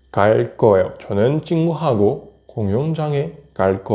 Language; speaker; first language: Korean; non-native, fluent; French